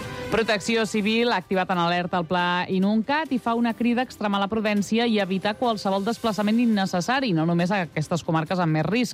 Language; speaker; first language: Catalan; native; Catalan